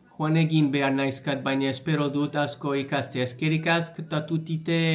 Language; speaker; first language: Basque; non-native, learner; English